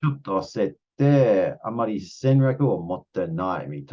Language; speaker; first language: Japanese; non-native, fluent; English